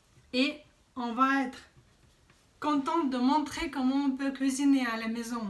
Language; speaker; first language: French; non-native, fluent; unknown